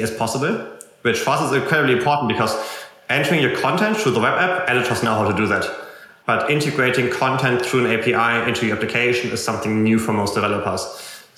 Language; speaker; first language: English; non-native, fluent; German